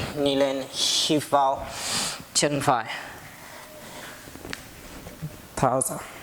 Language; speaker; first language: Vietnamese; non-native, learner; Hindi